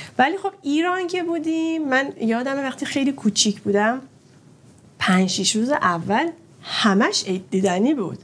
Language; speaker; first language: Persian; native; Persian